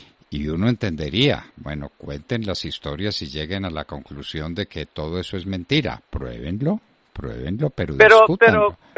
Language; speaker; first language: Spanish; native; Spanish